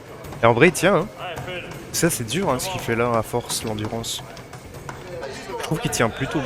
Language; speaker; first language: French; native; French